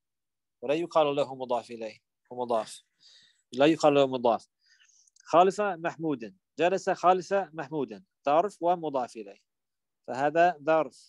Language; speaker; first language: Arabic; non-native, fluent; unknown